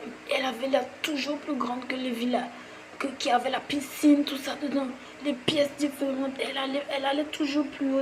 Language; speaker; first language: French; native; French